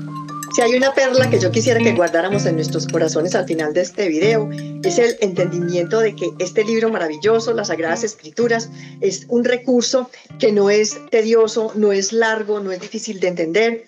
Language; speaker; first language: Spanish; native; Spanish